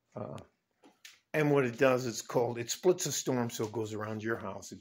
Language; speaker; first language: English; native; English